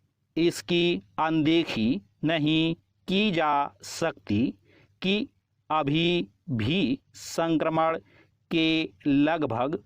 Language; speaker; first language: Hindi; native; Hindi